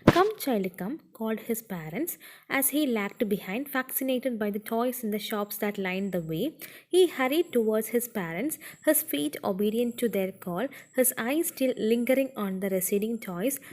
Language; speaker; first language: English; non-native, local second language; Malayalam